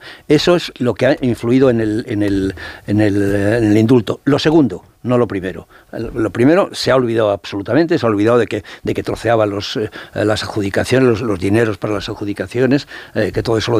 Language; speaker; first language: Spanish; native; Spanish